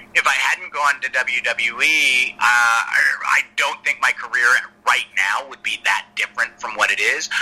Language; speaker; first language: English; native; English